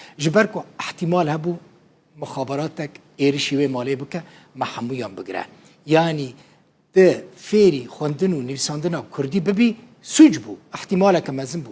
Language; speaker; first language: Kurdish; native; Kurdish